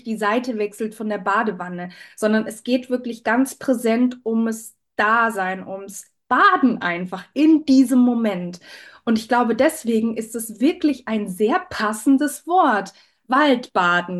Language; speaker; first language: German; native; German